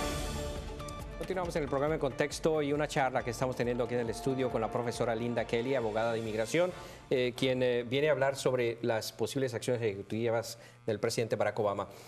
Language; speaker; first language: Spanish; native; Spanish